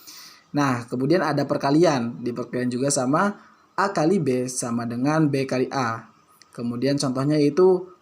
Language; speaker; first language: Indonesian; native; Indonesian